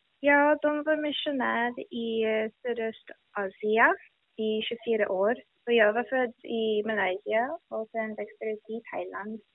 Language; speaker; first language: Swedish; non-native, fluent; English